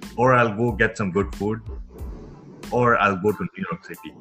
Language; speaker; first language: English; non-native, local second language; Gujarati